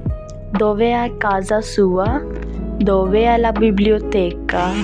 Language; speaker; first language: Italian; non-native, learner; Urdu